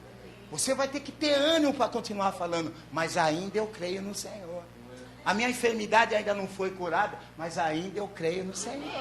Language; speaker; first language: Portuguese; native; Portuguese